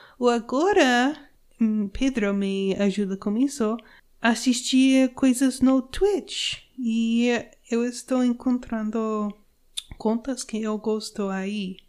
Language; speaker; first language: Portuguese; non-native, learner; English